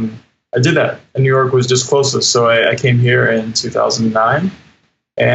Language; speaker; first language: English; native; English